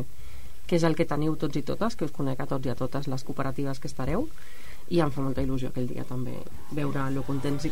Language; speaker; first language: Catalan; native; Catalan